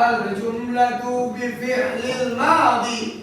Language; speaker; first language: Arabic; non-native, learner; Indonesian